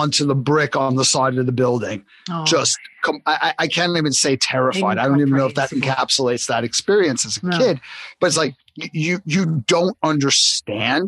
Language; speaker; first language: English; native; English